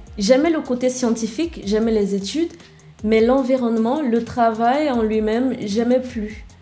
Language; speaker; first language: French; non-native, fluent; English